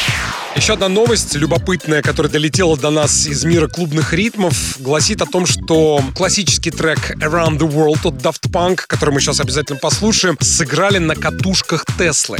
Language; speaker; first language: Russian; native; Russian